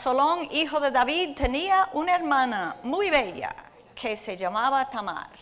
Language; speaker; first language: Spanish; non-native, fluent; English